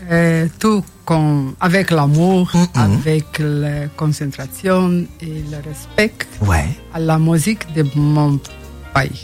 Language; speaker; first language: French; non-native, learner; Portuguese